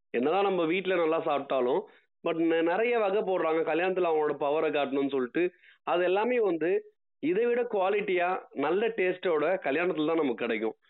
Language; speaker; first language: Tamil; native; Tamil